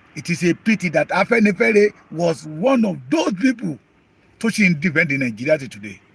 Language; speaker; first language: English; non-native, local second language; Yoruba